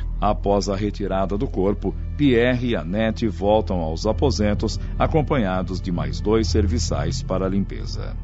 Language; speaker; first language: Portuguese; native; Portuguese